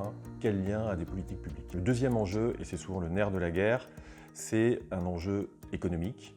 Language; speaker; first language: French; native; French